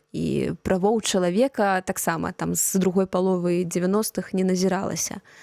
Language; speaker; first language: Belarusian; native; Belarusian